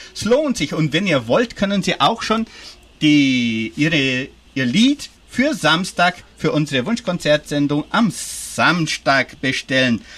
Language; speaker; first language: German; early bilingual, heritage; German